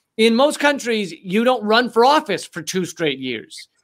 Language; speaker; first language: English; native; English